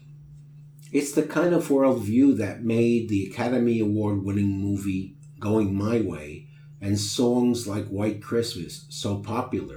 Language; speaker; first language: English; native; English